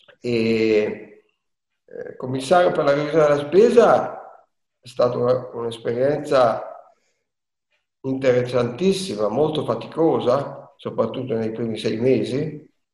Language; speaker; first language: Italian; native; Italian